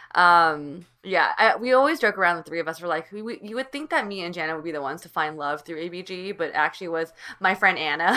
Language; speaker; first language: English; native; English